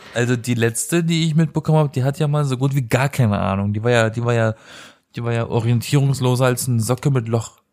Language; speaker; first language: German; native; German